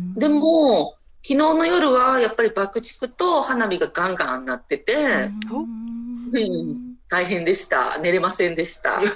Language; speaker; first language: Japanese; non-native, fluent; Chinese